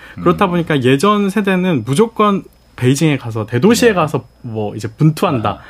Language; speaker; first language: Korean; early bilingual, heritage; Korean